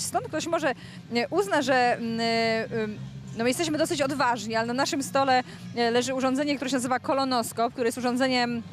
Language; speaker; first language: Polish; native; Polish